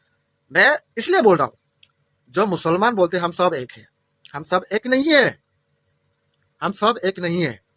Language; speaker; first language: Hindi; non-native, local second language; Bangla